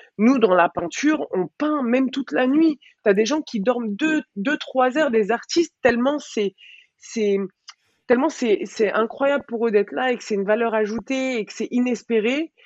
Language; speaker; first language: French; early bilingual, other home language; Arabic